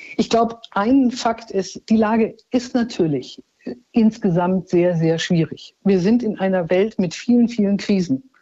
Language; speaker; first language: German; native; German